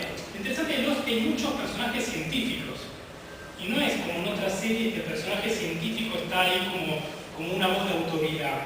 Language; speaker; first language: Spanish; native; Spanish